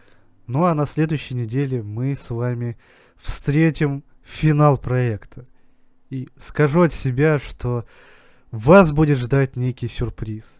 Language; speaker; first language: Russian; native; Russian